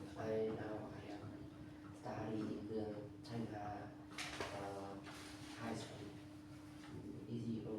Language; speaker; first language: English; non-native, learner; Vietnamese